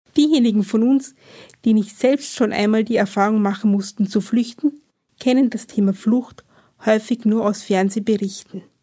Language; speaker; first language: German; native; German